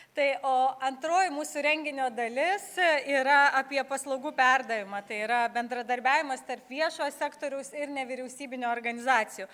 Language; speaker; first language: Lithuanian; native; Lithuanian